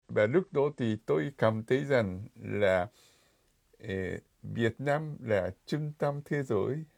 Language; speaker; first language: Vietnamese; non-native, fluent; Japanese